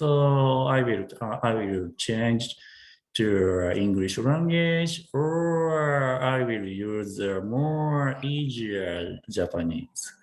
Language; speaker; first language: English; non-native, learner; Japanese